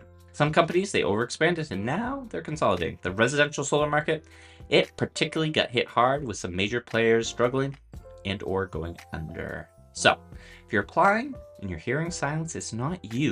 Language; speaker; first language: English; native; English